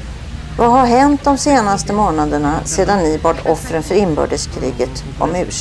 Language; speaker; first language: Swedish; native; Swedish